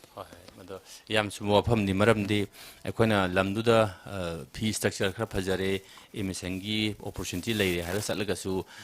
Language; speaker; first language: Manipuri; native; Manipuri